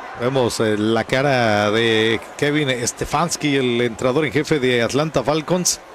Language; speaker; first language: Spanish; native; Spanish